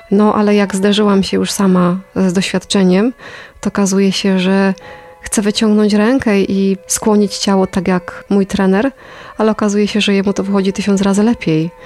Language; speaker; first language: Polish; native; Polish